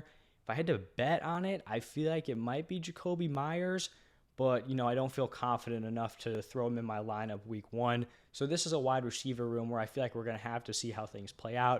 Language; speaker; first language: English; native; English